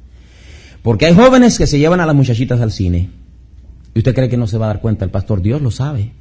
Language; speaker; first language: Spanish; native; Spanish